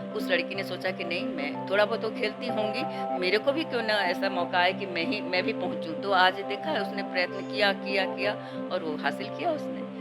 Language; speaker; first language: Hindi; non-native, local second language; Odia